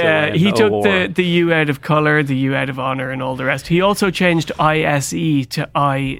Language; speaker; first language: English; native; English